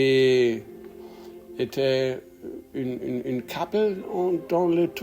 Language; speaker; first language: French; non-native, learner; English